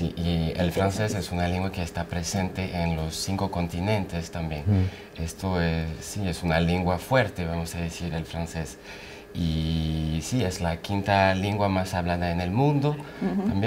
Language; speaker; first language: Spanish; non-native, fluent; French